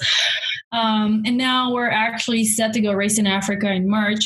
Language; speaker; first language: English; native; English